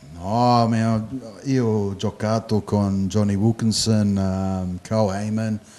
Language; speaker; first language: Italian; non-native, learner; English